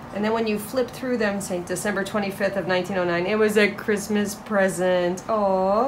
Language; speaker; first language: English; native; English